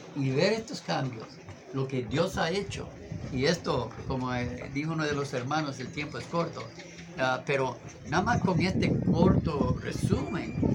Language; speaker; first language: Spanish; non-native, fluent; English